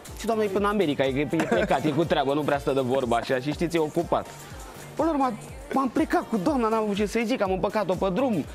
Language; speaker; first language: Romanian; native; Romanian